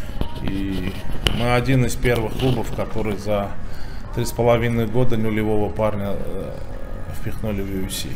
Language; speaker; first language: Russian; native; Russian